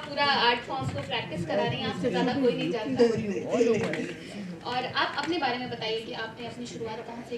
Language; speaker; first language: Hindi; native; Hindi